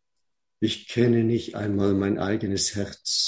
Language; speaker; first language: German; non-native, fluent; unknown